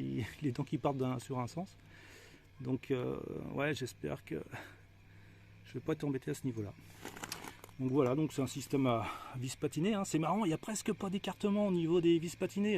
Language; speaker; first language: French; native; French